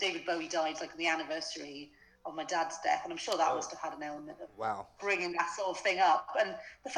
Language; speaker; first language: English; native; English